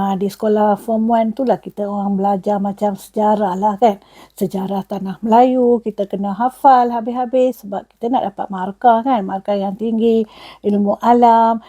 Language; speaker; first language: Malay; non-native, local second language; Tamil